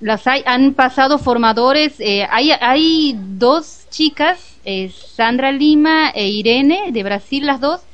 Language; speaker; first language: Spanish; native; Spanish